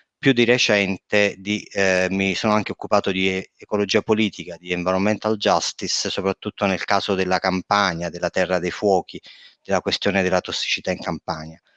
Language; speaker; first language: Italian; native; Italian